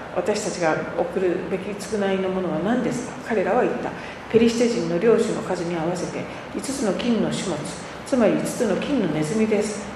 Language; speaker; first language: Japanese; native; Japanese